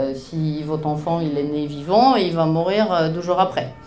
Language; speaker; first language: French; non-native, fluent; Polish